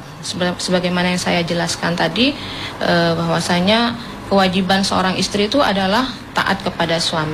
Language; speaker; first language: Indonesian; native; Indonesian